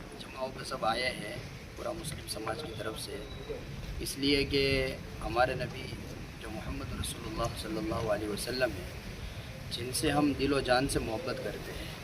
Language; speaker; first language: Urdu; non-native, local second language; Gujarati